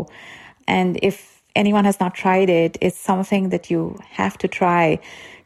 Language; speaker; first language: English; non-native, local second language; Gujarati